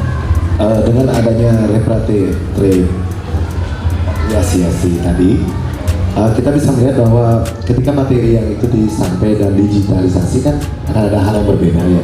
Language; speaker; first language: Indonesian; native; Indonesian